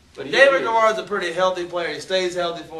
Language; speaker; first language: English; native; English